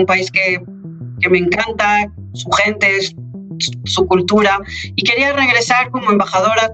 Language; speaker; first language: Spanish; non-native, fluent; Hebrew